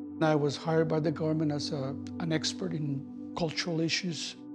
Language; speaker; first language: English; non-native, fluent; Spanish